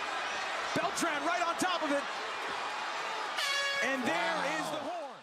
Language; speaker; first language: English; native; English